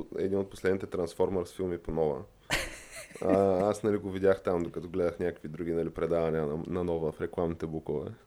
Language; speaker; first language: Bulgarian; native; Bulgarian